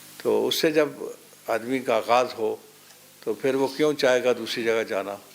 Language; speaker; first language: Urdu; non-native, local second language; Pahari-Potwari